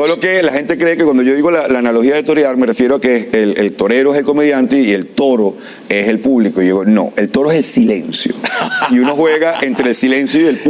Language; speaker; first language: Spanish; native; Spanish